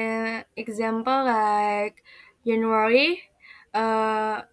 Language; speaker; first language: English; non-native, learner; Indonesian